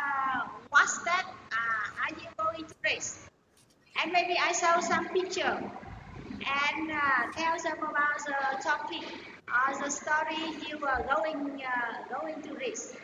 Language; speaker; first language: English; non-native, learner; Vietnamese